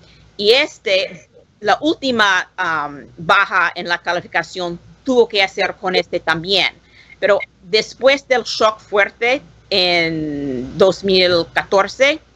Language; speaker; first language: Spanish; non-native, learner; English